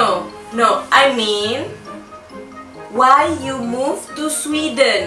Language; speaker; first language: English; non-native, learner; Indonesian